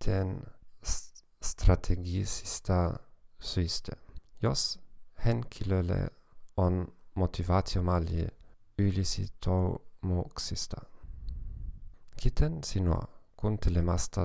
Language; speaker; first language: Finnish; non-native, fluent; German